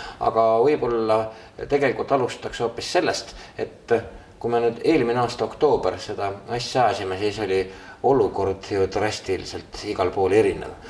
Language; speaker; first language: Estonian; native; Estonian